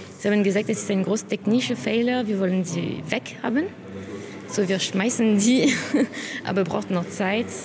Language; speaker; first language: German; non-native, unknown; French